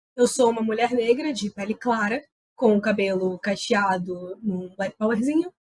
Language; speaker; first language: Portuguese; native; Portuguese